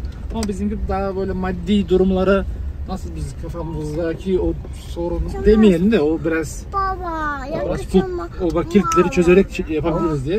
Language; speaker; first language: Turkish; non-native, fluent; Kazakh